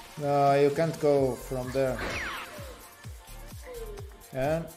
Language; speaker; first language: English; non-native, learner; Portuguese